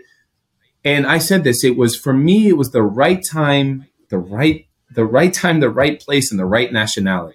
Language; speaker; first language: English; non-native, fluent; Greek